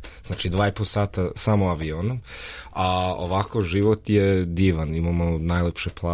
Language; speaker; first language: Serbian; early bilingual, heritage; Serbian